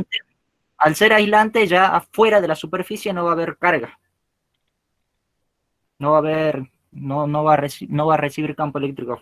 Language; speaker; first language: Spanish; native; Spanish